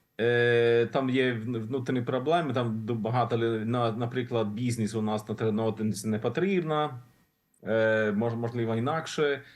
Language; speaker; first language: Ukrainian; non-native, learner; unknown